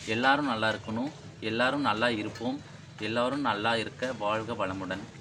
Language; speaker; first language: Tamil; native; Tamil